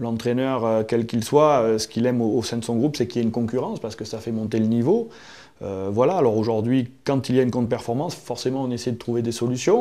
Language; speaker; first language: French; native; French